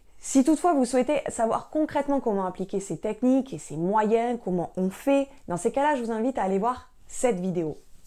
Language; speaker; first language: French; native; French